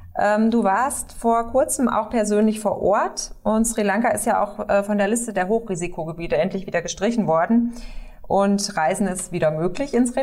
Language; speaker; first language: German; native; German